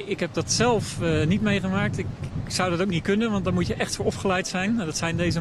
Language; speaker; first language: Dutch; native; Dutch